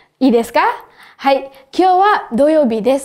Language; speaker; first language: Japanese; non-native, fluent; Vietnamese